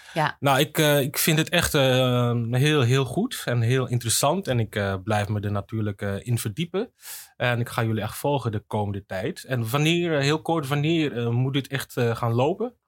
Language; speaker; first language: Dutch; native; Dutch